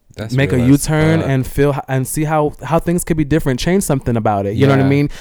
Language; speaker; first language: English; native; English